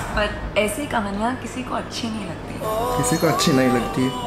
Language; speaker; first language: English; non-native, fluent; Japanese